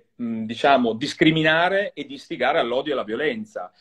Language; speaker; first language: Italian; native; Italian